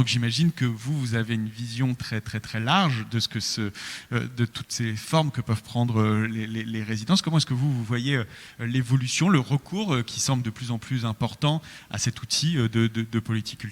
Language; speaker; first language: French; native; French